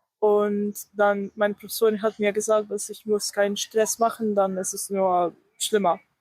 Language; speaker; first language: German; non-native, learner; Croatian